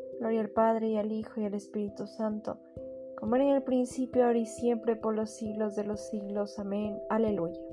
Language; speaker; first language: Spanish; native; Spanish